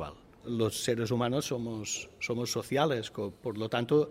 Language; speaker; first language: Spanish; native; Spanish